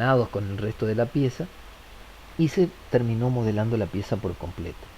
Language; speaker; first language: Spanish; native; Spanish